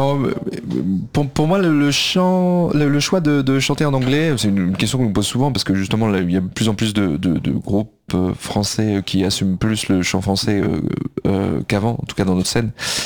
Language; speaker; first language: French; native; French